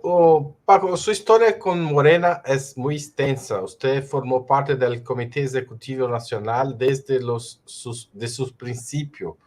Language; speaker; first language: Spanish; non-native, fluent; Portuguese